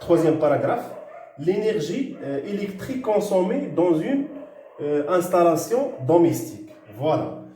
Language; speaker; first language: French; non-native, local second language; Arabic